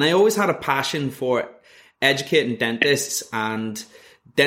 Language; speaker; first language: English; native; English